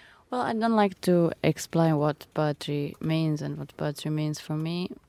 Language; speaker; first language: English; non-native, fluent; Slovak